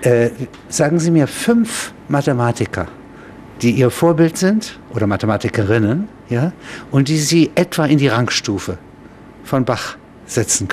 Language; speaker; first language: German; native; German